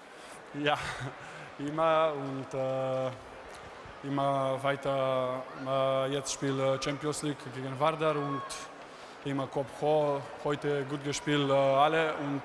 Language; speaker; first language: German; non-native, learner; Macedonian